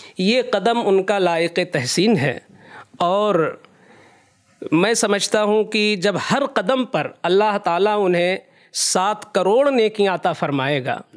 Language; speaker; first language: Hindi; native; Hindi